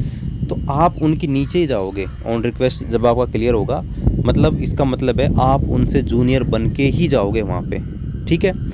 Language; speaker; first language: Hindi; native; Hindi